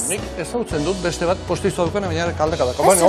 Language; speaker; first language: Basque; native; Basque